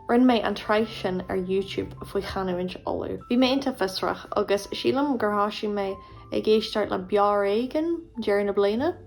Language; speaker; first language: Irish; non-native, local second language; English